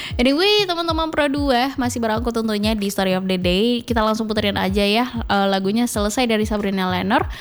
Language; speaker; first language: Indonesian; native; Indonesian